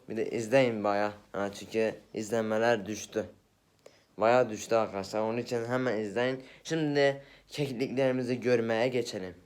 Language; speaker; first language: Turkish; native; Turkish